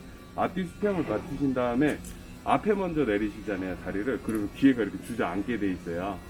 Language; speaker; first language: Korean; native; Korean